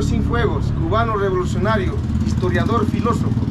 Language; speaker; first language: Spanish; native; Spanish